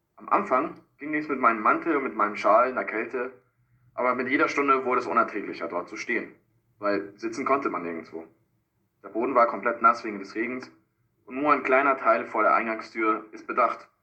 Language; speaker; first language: German; non-native, fluent; Spanish